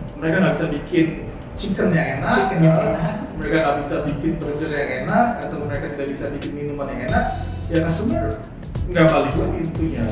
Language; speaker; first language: Indonesian; native; Indonesian